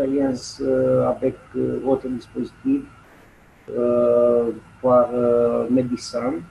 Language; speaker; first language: French; non-native, learner; Romanian